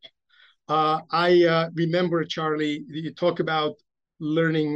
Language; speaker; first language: English; early bilingual, other home language; Romanian